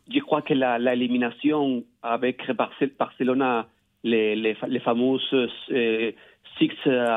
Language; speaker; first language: French; non-native, learner; Spanish